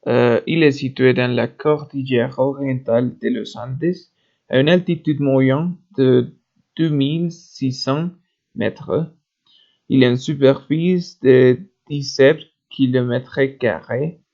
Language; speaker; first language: French; non-native, learner; Spanish